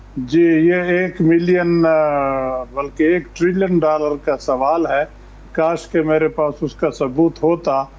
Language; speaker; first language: Urdu; non-native, local second language; Pashto